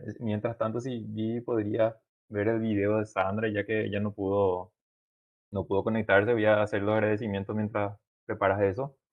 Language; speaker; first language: Spanish; native; Spanish